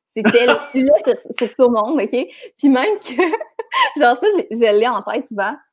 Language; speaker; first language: French; native; French